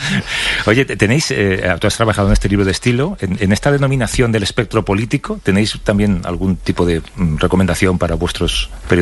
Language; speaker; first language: Spanish; native; Spanish